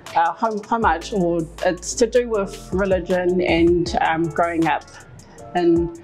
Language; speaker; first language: English; native; English